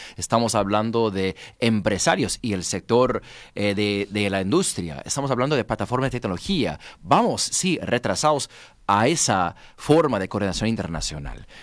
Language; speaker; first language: Spanish; non-native, fluent; English